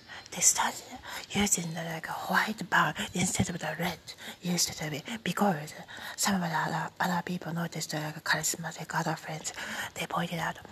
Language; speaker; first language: English; non-native, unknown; Japanese